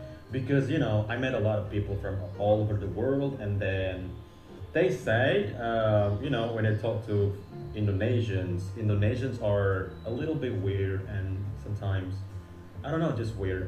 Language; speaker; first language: English; non-native, fluent; Indonesian